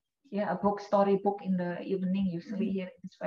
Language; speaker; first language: English; non-native, fluent; Indonesian